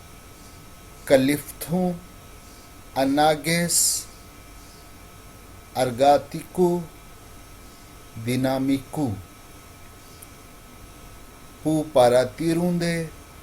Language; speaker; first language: Greek; non-native, learner; Urdu